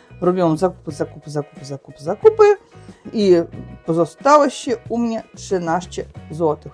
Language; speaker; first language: Polish; non-native, learner; Russian